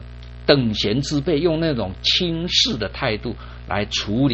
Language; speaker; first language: Chinese; native; Chinese